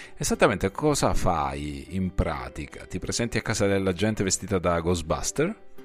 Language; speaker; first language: Italian; native; Italian